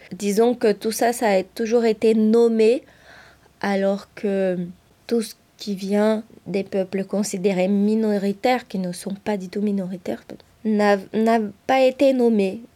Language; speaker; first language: French; non-native, fluent; Portuguese